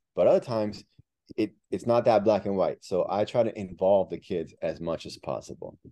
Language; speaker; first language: English; early bilingual, other home language; Spanish